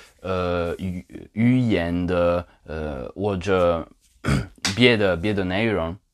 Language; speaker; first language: Chinese; non-native, learner; Polish